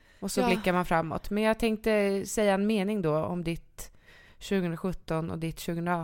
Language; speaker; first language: Swedish; native; Swedish